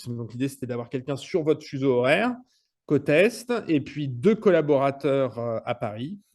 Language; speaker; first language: French; native; French